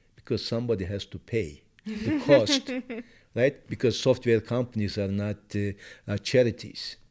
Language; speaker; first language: English; non-native, fluent; Turkish